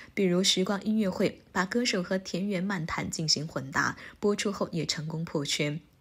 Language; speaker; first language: Chinese; native; Chinese